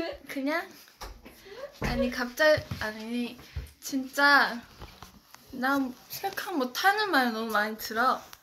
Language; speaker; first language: Korean; non-native, fluent; Chinese